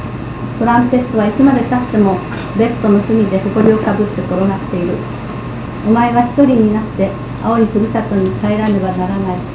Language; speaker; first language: Japanese; native; Japanese